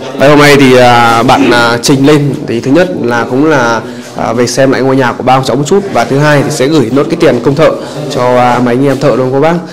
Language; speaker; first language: Vietnamese; native; Vietnamese